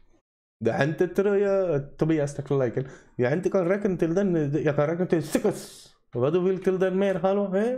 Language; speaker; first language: Swedish; native; Swedish